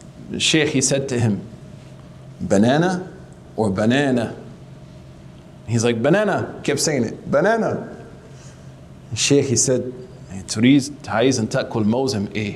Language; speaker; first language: English; native; English